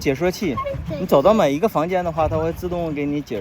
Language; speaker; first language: Chinese; native; Chinese